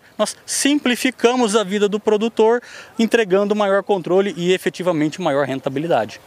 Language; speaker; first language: Portuguese; native; Portuguese